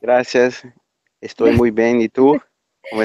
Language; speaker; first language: Spanish; non-native, learner; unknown